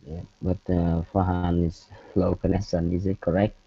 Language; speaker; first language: English; non-native, learner; Vietnamese